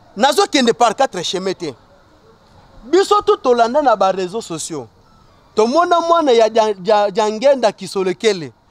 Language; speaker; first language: Lingala; non-native, local second language; Luba-Lulua